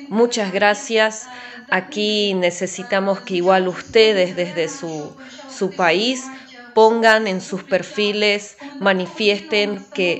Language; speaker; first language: Spanish; non-native, fluent; Ukrainian